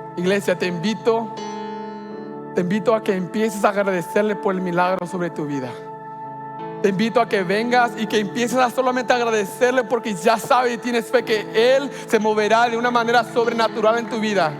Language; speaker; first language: Spanish; early bilingual, heritage; Spanish